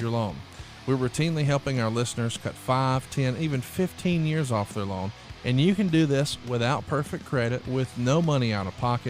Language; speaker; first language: English; native; English